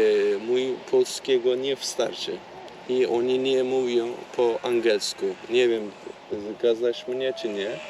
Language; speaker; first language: Polish; non-native, learner; Turkish